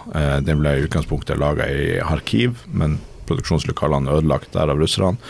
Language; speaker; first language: Norwegian; native; Norwegian